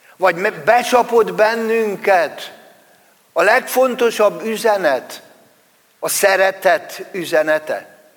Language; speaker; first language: Hungarian; native; Hungarian